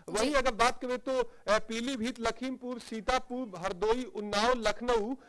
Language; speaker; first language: Hindi; native; Hindi